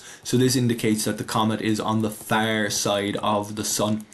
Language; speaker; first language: English; native; English